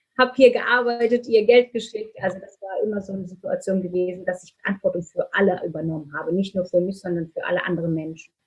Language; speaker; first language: German; non-native, fluent; Turkish